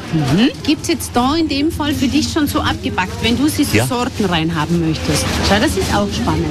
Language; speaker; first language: German; native; German